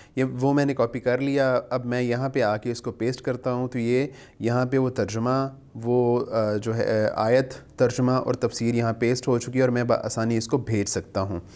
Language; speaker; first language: Urdu; native; Urdu